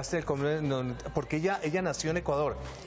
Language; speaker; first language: Spanish; native; Spanish